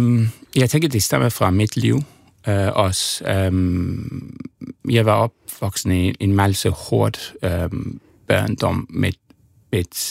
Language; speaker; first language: Danish; non-native, fluent; English